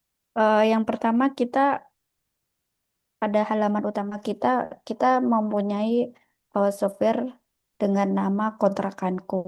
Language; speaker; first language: Indonesian; native; Indonesian